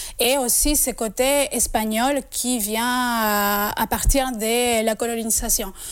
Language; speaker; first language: French; non-native, fluent; Spanish